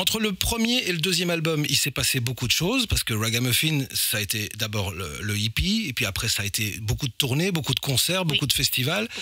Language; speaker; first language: French; native; French